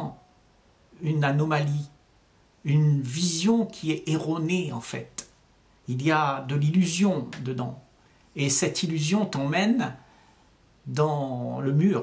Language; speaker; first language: French; native; French